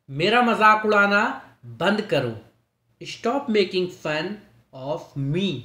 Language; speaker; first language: Hindi; native; Hindi